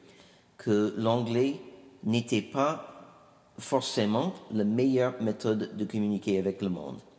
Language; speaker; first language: French; non-native, fluent; English